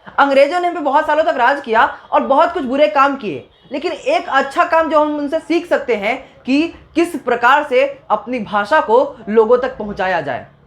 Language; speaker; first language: Hindi; non-native, local second language; Maithili